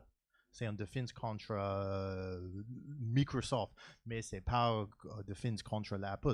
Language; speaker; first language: French; non-native, learner; English